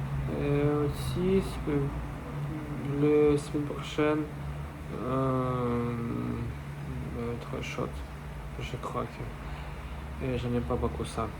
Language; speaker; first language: French; non-native, learner; Russian